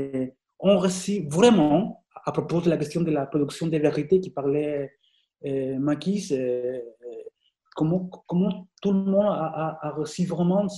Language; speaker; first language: French; non-native, fluent; Spanish